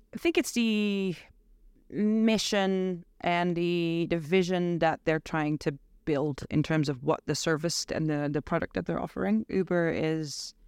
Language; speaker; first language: English; non-native, fluent; Dutch